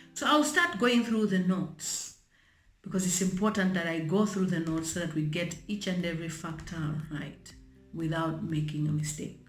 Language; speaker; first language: English; non-native, local second language; Bemba